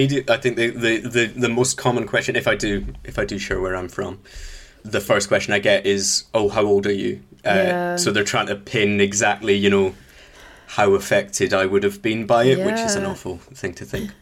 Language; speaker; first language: English; native; English